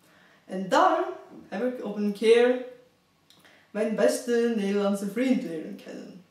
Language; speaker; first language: Dutch; non-native, fluent; Bulgarian